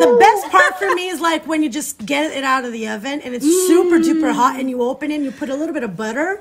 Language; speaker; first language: English; non-native, fluent; Portuguese